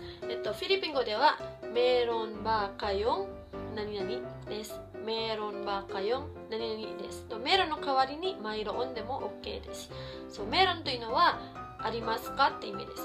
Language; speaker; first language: Japanese; non-native, fluent; Filipino